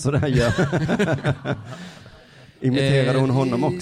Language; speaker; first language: Swedish; native; Swedish